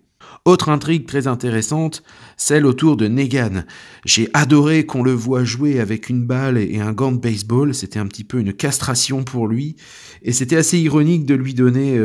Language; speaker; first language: French; native; French